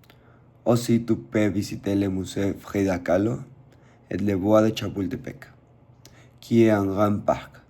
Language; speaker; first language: French; non-native, learner; Spanish